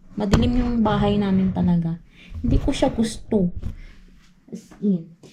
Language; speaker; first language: Filipino; non-native, local second language; Hiligaynon